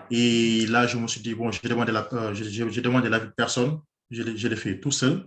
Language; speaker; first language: French; non-native, local second language; Wolof